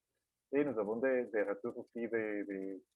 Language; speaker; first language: French; non-native, fluent; Spanish